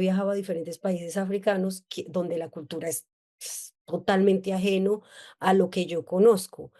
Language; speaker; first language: Spanish; native; Spanish